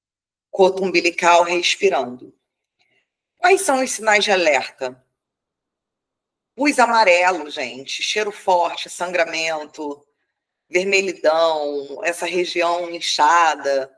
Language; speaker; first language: Portuguese; native; Portuguese